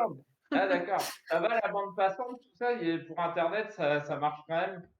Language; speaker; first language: French; native; French